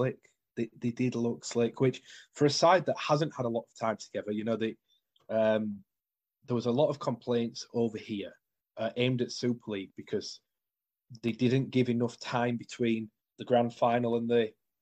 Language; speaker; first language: English; native; English